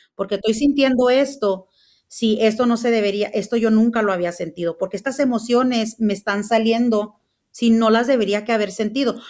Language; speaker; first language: Spanish; early bilingual, heritage; Spanish